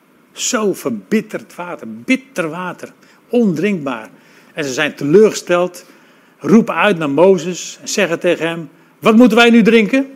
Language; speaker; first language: Dutch; native; Dutch